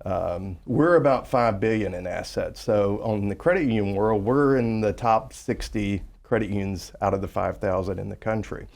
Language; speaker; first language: English; native; English